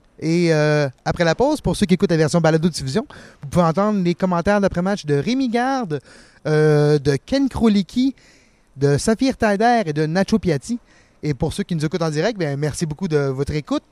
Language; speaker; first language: French; native; French